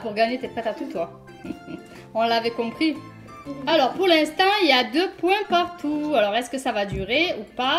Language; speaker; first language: French; native; French